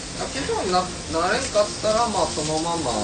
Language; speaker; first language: Japanese; non-native, fluent; Korean